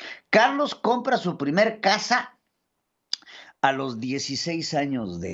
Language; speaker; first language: Spanish; native; Spanish